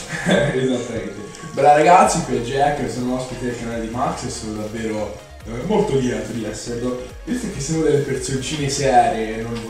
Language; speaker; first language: Italian; native; Italian